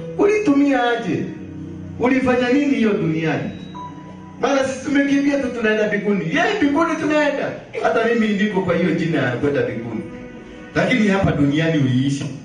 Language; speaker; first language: Swahili; non-native, local second language; Kikuyu